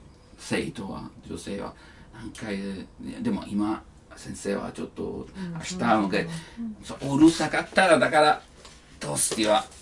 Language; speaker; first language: Japanese; non-native, learner; Italian